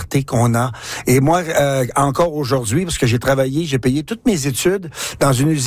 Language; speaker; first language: French; native; French